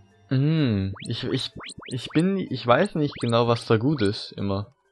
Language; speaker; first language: German; native; German